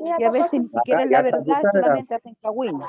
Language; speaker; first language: Spanish; native; Spanish